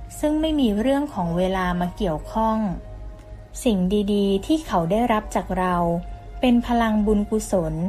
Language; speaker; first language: Thai; native; Thai